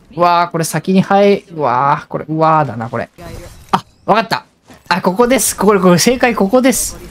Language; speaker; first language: Japanese; native; Japanese